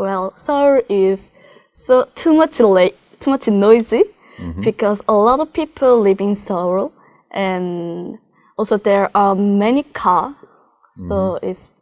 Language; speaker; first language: English; non-native, learner; Korean